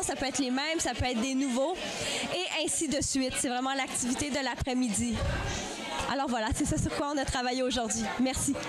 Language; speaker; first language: French; native; French